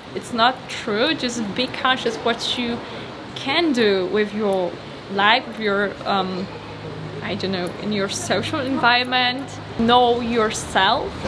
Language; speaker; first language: English; non-native, fluent; Polish